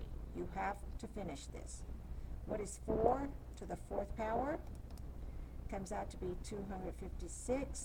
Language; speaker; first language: English; native; English